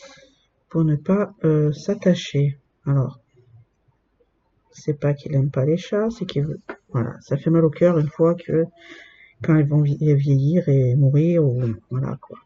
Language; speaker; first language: French; native; French